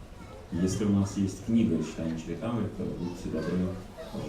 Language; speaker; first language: Russian; native; Russian